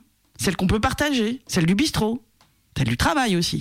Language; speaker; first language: French; native; French